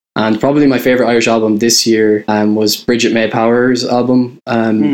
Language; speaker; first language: English; native; English